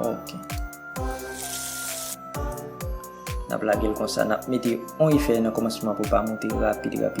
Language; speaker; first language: French; non-native, learner; Haitian Creole